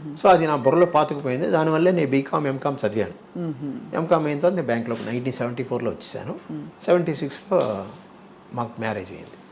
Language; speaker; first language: Telugu; native; Telugu